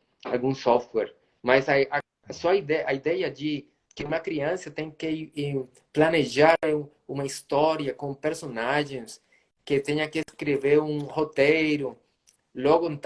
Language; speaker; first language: Portuguese; non-native, fluent; Spanish